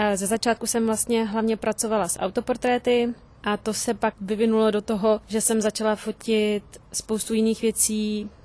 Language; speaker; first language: Czech; native; Czech